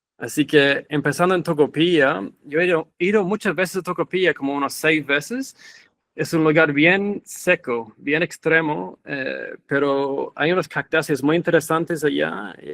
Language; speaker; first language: Spanish; non-native, fluent; English